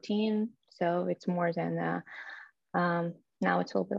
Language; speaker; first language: English; non-native, fluent; Russian